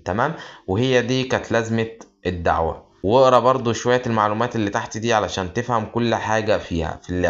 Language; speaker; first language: Arabic; native; Arabic